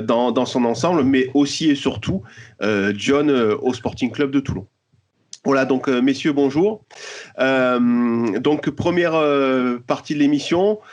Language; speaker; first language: French; native; French